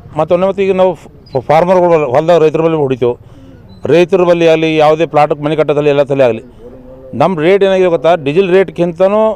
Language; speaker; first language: Kannada; native; Kannada